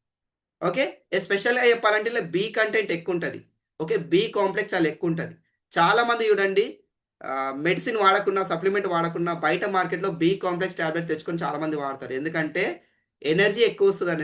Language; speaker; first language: Telugu; native; Telugu